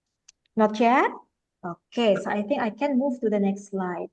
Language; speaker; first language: English; non-native, fluent; Indonesian